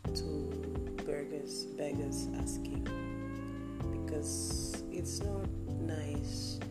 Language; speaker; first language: English; non-native, fluent; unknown